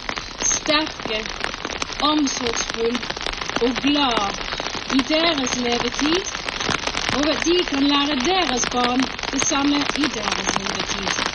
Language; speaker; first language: Norwegian; non-native, fluent; English